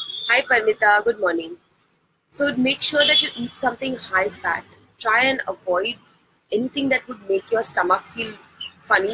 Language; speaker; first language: English; non-native, local second language; Hindi